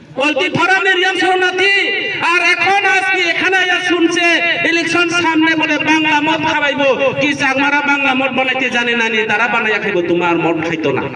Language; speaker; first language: Bangla; non-native, local second language; Chakma